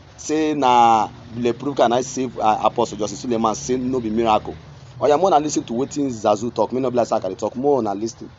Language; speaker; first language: Nigerian Pidgin; native; Nigerian Pidgin